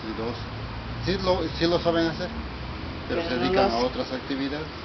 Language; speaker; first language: Spanish; native; Spanish